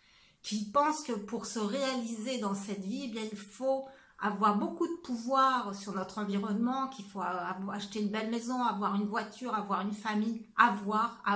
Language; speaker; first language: French; native; French